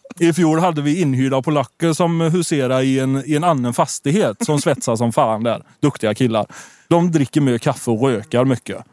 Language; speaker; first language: Swedish; native; Swedish